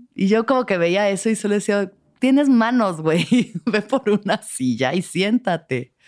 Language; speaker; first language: Spanish; native; Spanish